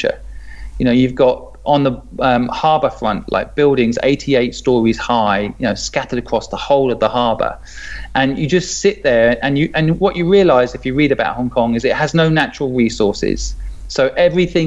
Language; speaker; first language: English; native; English